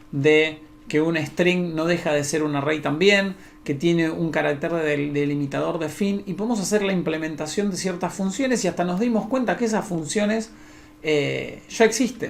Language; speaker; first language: Spanish; native; Spanish